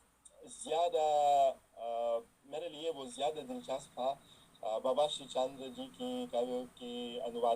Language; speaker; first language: Hindi; non-native, fluent; Russian